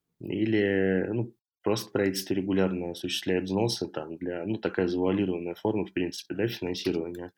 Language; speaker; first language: Russian; native; Russian